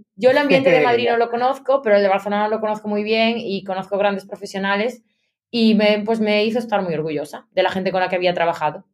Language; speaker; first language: Spanish; native; Spanish